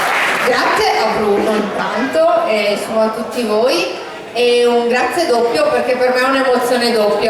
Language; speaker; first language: Italian; native; Italian